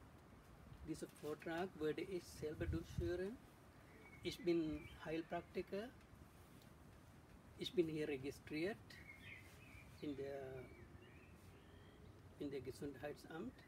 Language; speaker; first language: German; non-native, learner; Sinhala